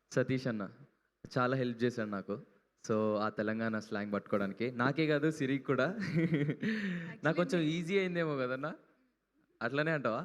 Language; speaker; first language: Telugu; native; Telugu